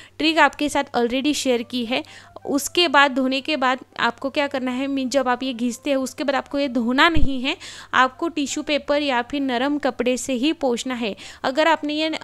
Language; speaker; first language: Hindi; non-native, local second language; Marathi